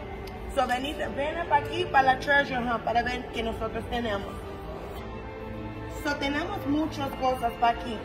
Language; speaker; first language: Spanish; early bilingual, heritage; English